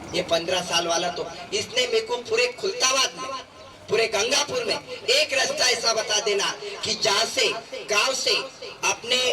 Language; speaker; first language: Hindi; non-native, local second language; Marathi